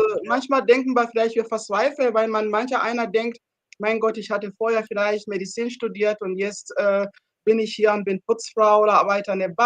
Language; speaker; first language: German; non-native, fluent; Ganda